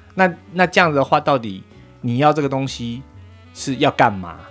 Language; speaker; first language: Chinese; native; Chinese